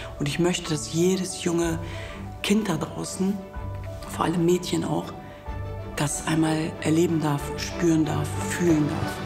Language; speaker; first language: German; early bilingual, other home language; Kurdish